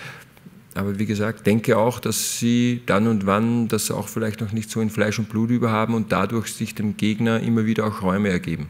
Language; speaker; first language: German; native; German